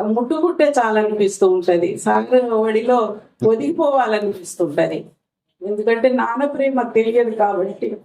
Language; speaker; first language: Telugu; non-native, local second language; Lambadi